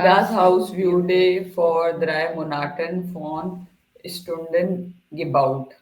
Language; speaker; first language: German; non-native, learner; Hindi